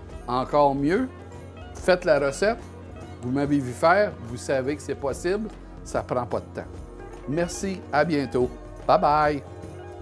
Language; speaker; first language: French; native; French